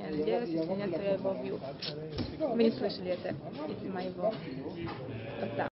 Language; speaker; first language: Russian; early bilingual, heritage; Russian